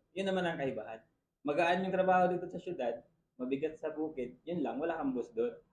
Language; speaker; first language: Filipino; non-native, local second language; Cebuano